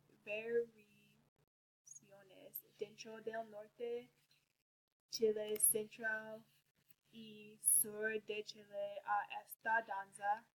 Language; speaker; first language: Spanish; non-native, learner; English